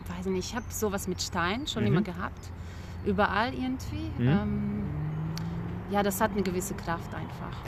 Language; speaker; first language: German; early bilingual, other home language; Bosnian